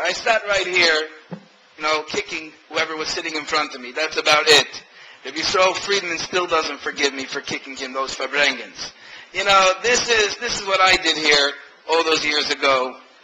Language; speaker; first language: English; native; English